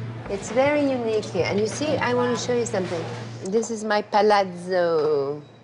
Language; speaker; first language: English; non-native, fluent; French